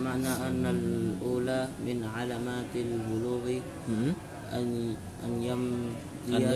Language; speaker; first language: Arabic; non-native, learner; Indonesian